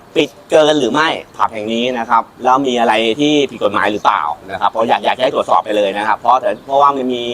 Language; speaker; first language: Thai; native; Thai